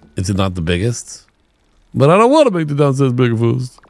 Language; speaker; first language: English; native; English